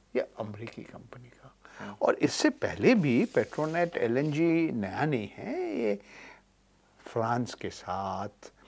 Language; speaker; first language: Hindi; native; Hindi